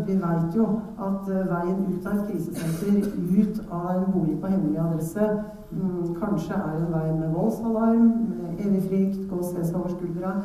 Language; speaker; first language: Norwegian; native; Norwegian